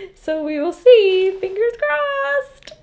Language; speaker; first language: English; native; English